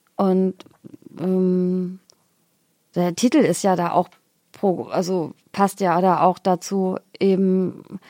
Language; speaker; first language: German; native; German